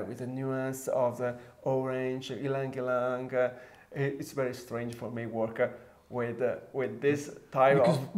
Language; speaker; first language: English; non-native, fluent; Italian